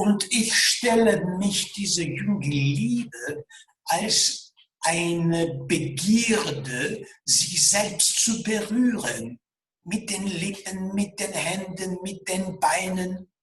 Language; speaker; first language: German; non-native, fluent; Russian